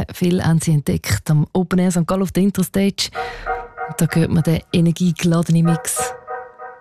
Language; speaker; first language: German; native; German